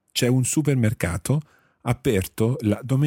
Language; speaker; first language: Italian; non-native, fluent; English